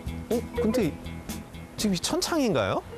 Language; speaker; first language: Korean; native; Korean